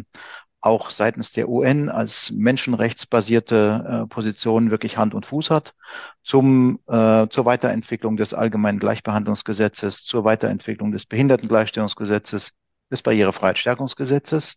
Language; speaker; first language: German; native; German